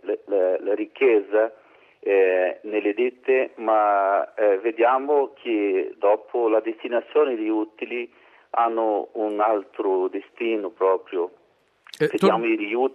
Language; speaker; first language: Italian; non-native, learner; Portuguese